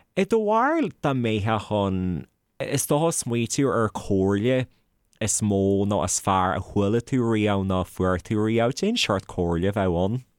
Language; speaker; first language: Irish; native; Irish